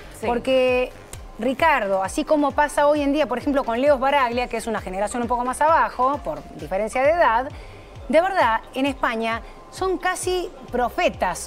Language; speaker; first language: Spanish; native; Spanish